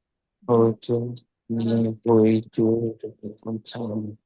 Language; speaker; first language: Chinese; non-native, learner; Bangla